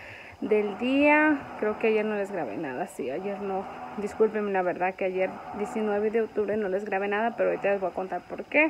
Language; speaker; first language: Spanish; native; Spanish